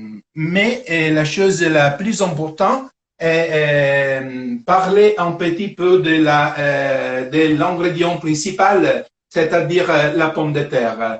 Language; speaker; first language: French; non-native, fluent; Italian